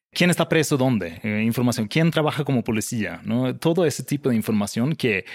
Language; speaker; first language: Spanish; non-native, fluent; Swedish